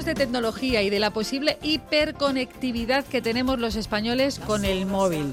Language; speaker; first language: Spanish; native; Spanish